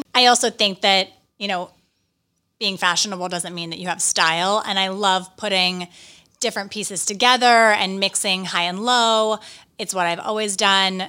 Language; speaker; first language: English; native; English